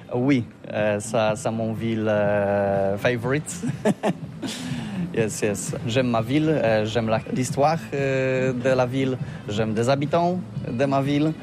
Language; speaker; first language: French; non-native, learner; Polish